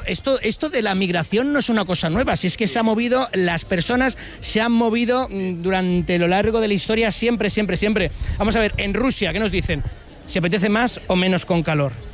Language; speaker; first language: Spanish; native; Spanish